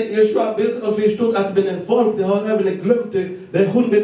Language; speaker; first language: Swedish; non-native, learner; Lingala